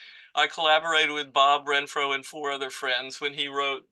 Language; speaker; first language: English; native; English